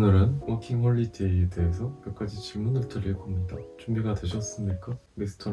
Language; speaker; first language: Korean; native; Korean